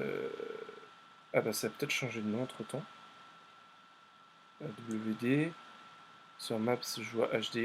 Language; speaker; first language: French; native; French